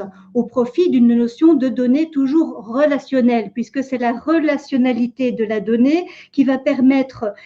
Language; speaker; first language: French; native; French